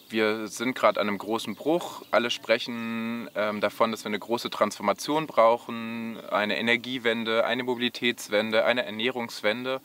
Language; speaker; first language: German; native; German